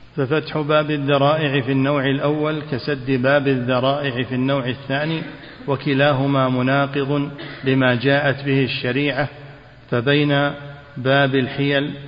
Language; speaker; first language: Arabic; native; Arabic